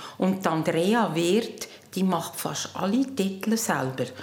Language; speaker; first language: German; native; German